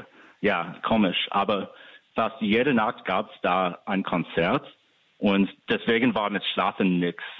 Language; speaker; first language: German; non-native, fluent; English